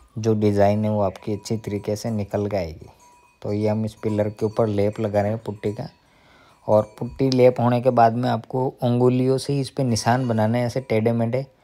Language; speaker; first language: Hindi; native; Hindi